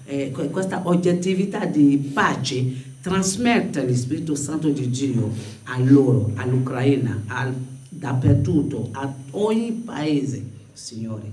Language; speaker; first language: Italian; non-native, fluent; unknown